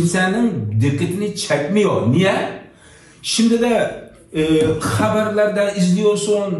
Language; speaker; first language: Turkish; non-native, learner; Uyghur